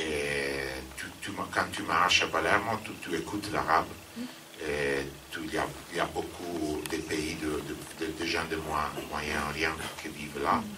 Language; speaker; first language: French; non-native, fluent; Italian